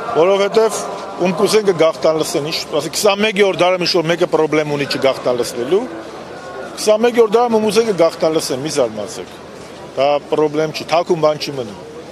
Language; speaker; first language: Armenian; native; Armenian